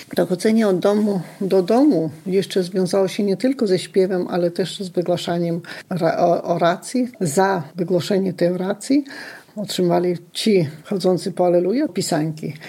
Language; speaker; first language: Polish; non-native, local second language; Lithuanian